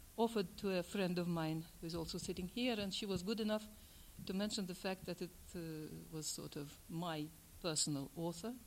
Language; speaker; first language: English; non-native, fluent; Russian